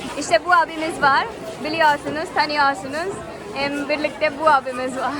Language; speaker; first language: Turkish; non-native, fluent; Hindi